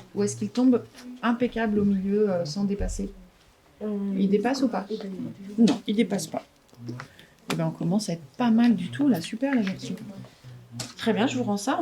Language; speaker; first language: French; native; French